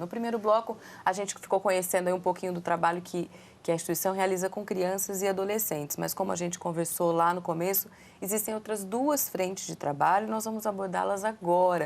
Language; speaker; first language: Portuguese; native; Portuguese